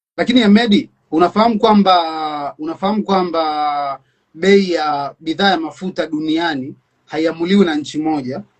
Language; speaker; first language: Swahili; native; Swahili